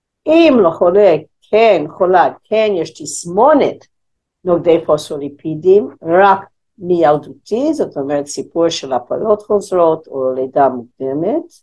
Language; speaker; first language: Hebrew; non-native, fluent; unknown